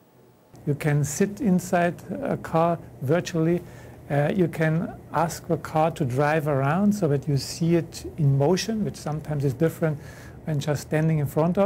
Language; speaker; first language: English; non-native, fluent; German